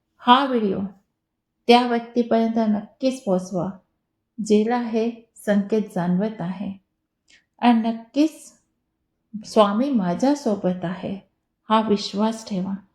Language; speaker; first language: Marathi; non-native, local second language; Hindi